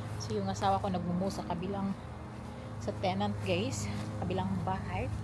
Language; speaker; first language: Filipino; non-native, local second language; Cebuano